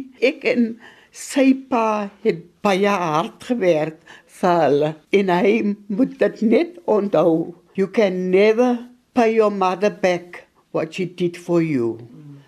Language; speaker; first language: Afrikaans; native; Afrikaans